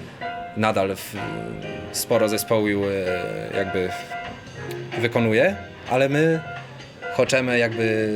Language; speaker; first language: Polish; non-native, local second language; Rusyn